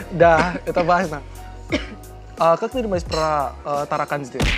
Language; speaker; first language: Russian; non-native, learner; Indonesian